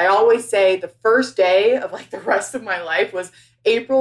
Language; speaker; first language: English; native; English